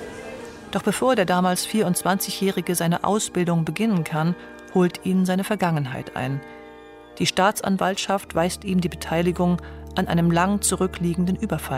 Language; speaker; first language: German; native; German